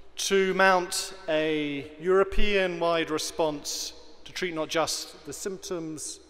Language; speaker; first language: English; native; English